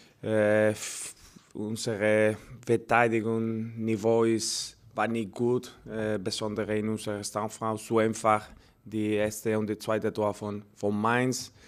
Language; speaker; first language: German; non-native, learner; Spanish